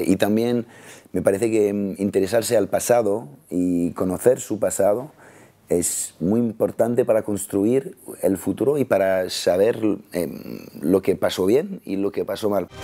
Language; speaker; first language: Spanish; non-native, fluent; French